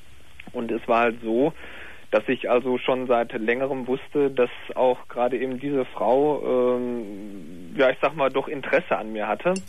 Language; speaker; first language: German; native; German